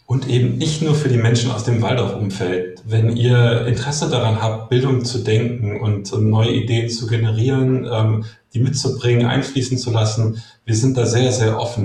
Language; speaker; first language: German; native; German